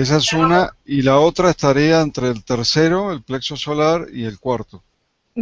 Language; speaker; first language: Spanish; native; Spanish